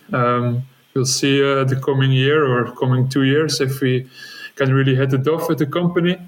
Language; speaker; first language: English; non-native, fluent; Dutch